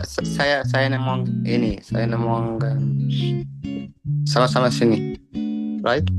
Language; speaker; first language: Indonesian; non-native, learner; Arabic